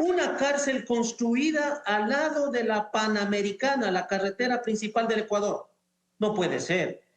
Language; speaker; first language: Spanish; native; Spanish